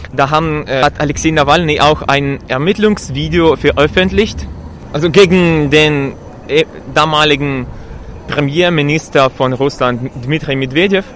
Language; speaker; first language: German; non-native, fluent; Russian